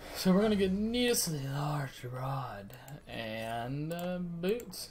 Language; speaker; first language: English; native; English